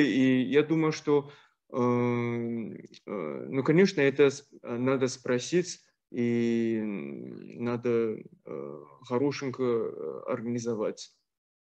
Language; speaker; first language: Russian; non-native, fluent; Chinese